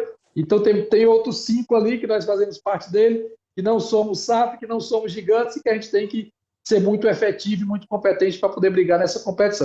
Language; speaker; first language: Portuguese; native; Portuguese